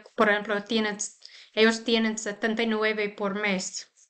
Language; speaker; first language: Spanish; non-native, learner; English